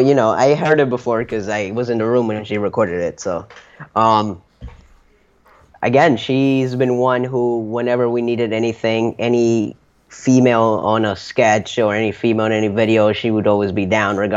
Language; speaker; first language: English; early bilingual, other home language; Spanish